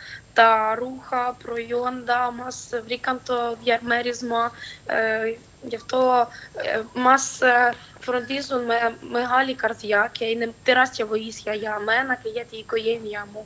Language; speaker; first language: Greek; non-native, fluent; Ukrainian